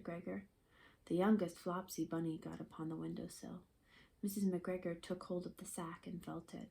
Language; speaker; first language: English; native; English